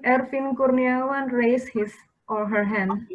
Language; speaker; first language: English; non-native, fluent; Indonesian